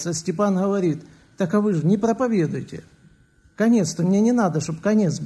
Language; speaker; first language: Russian; native; Russian